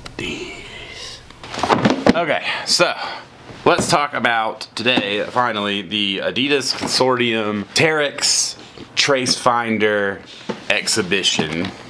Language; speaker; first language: English; native; English